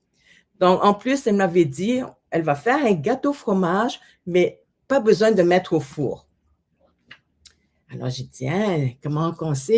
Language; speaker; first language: French; non-native, fluent; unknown